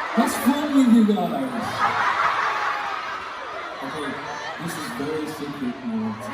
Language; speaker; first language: English; non-native, learner; Korean